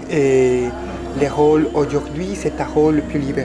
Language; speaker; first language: French; non-native, fluent; Spanish